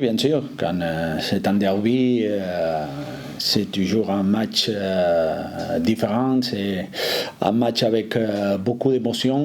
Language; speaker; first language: French; non-native, fluent; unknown